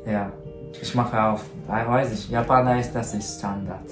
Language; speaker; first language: German; non-native, learner; Japanese